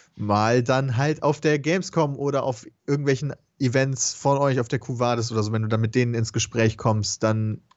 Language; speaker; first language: German; native; German